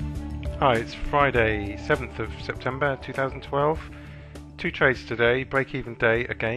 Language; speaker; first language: English; native; English